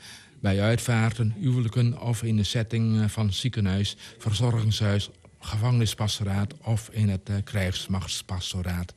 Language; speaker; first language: Dutch; native; Dutch